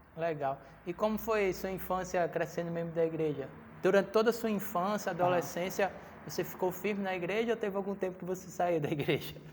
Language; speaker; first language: Portuguese; native; Portuguese